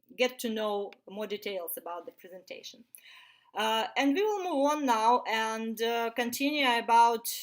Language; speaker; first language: English; non-native, fluent; Ukrainian